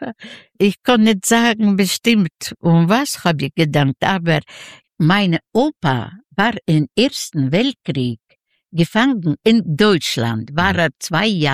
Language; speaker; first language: German; non-native, learner; Yiddish